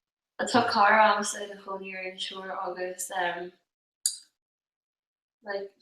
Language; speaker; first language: Irish; non-native, local second language; English